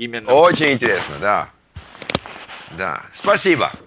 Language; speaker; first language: Russian; non-native, learner; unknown